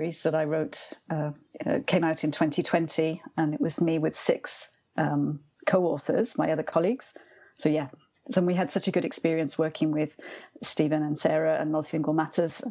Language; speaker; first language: English; native; English